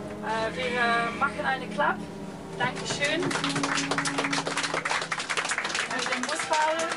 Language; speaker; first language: German; non-native, fluent; Norwegian